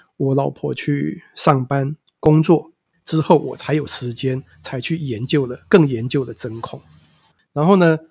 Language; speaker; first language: Chinese; native; Chinese